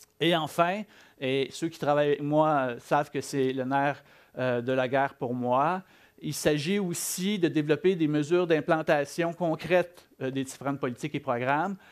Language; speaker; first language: French; native; French